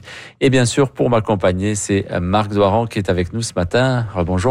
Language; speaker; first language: French; native; French